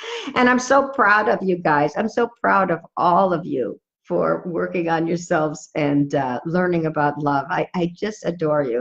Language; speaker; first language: English; native; English